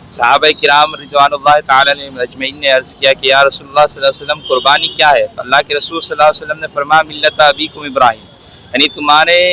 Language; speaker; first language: Urdu; native; Urdu